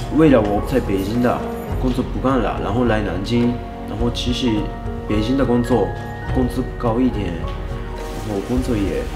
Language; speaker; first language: Chinese; non-native, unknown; Japanese